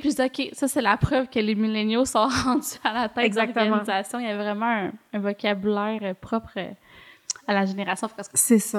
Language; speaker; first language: French; native; French